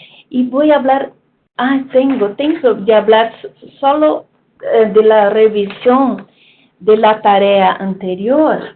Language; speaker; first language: Spanish; non-native, fluent; Portuguese